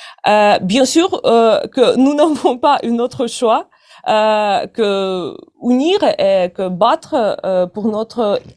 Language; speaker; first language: French; non-native, fluent; Ukrainian